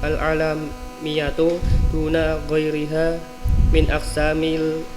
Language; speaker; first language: Arabic; non-native, learner; Indonesian